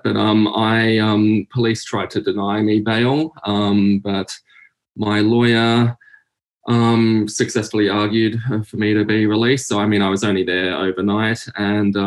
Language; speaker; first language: English; native; English